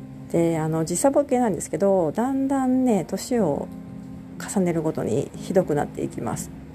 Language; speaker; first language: Japanese; native; Japanese